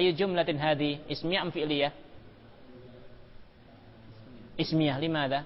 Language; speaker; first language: Arabic; non-native, fluent; Indonesian